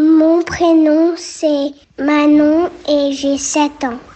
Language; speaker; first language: French; early bilingual, heritage; French